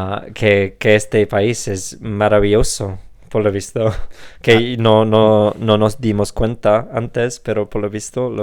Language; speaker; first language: Spanish; non-native, fluent; English